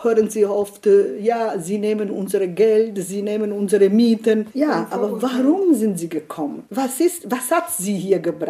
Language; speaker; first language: German; non-native, fluent; Italian